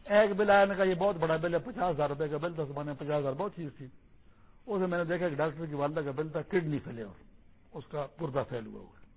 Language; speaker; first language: Urdu; non-native, local second language; Pashto